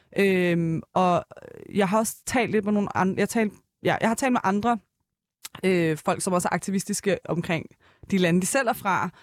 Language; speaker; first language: Danish; early bilingual, other home language; Persian